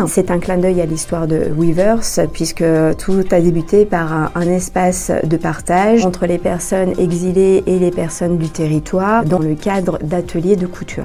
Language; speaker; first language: French; native; French